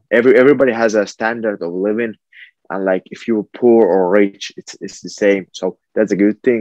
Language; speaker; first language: English; non-native, fluent; Finnish